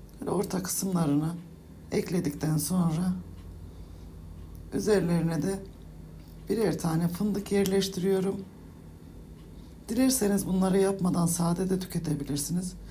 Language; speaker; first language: Turkish; native; Turkish